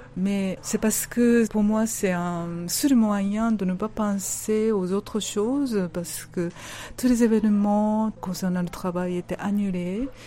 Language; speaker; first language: French; non-native, fluent; Japanese